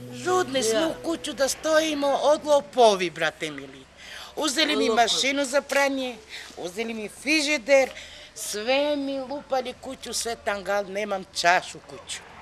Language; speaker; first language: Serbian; non-native, local second language; Romany